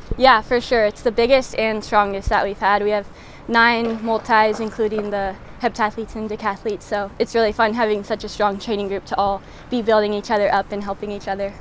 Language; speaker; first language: English; native; English